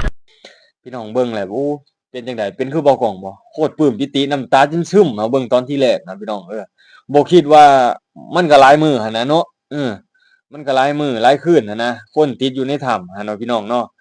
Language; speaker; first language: Thai; non-native, local second language; Northeastern Thai